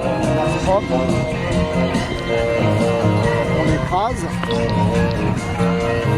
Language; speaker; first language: French; native; French